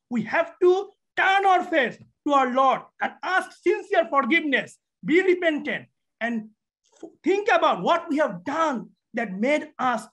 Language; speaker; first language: English; non-native, local second language; Bangla